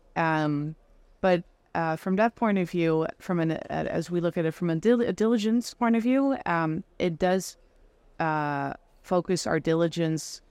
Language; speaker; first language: English; non-native, fluent; Dutch